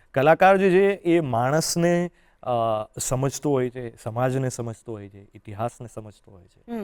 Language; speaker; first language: Gujarati; native; Gujarati